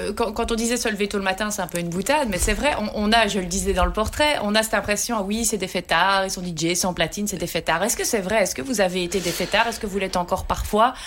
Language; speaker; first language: French; native; French